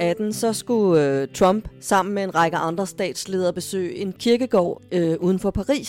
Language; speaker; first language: Danish; native; Danish